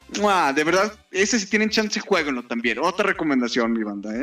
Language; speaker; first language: Spanish; native; Spanish